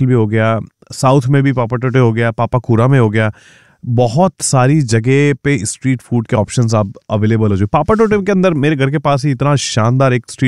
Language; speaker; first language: Hindi; native; Hindi